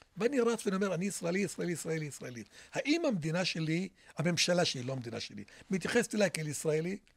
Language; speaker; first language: Hebrew; non-native, local second language; Arabic